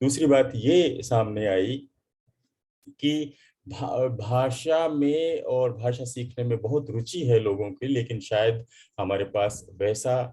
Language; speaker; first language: Hindi; native; Hindi